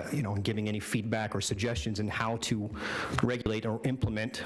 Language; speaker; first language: English; native; English